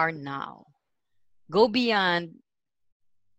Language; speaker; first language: English; non-native, local second language; Filipino